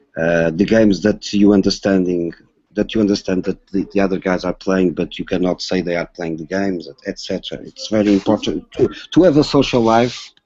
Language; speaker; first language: English; non-native, learner; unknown